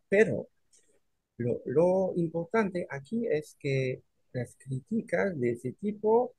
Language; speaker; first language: Spanish; non-native, fluent; French